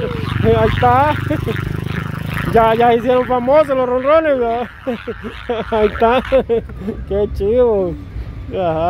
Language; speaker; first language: Spanish; native; Spanish